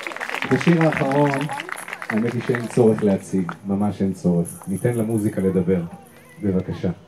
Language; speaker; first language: Hebrew; native; Hebrew